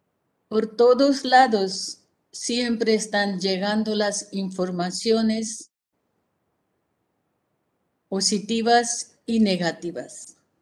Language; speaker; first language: Spanish; non-native, fluent; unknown